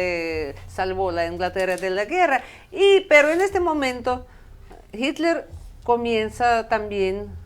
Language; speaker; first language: Spanish; non-native, fluent; Russian